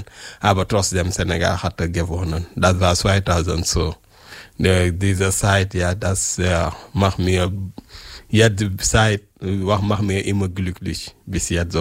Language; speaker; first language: German; non-native, learner; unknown